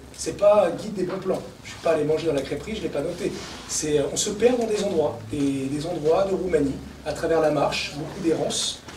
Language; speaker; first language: French; native; French